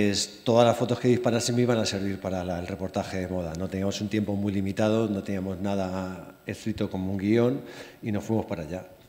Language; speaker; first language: Spanish; native; Spanish